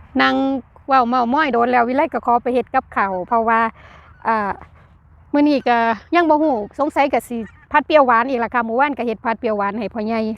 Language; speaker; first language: Thai; non-native, local second language; Lao